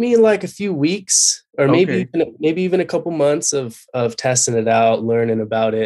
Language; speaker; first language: English; native; English